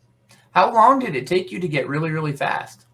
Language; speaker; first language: English; native; English